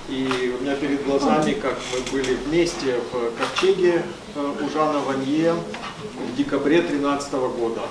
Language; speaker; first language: Russian; native; Russian